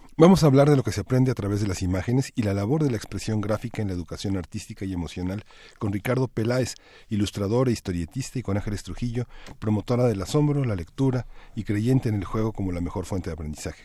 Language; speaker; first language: Spanish; native; Spanish